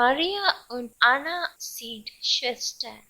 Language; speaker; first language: German; non-native, learner; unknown